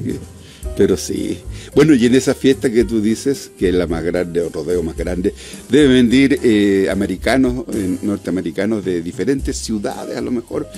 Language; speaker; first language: Spanish; native; Spanish